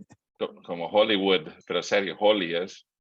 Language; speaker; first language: Spanish; non-native, fluent; English